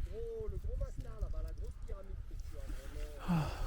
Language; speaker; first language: French; native; French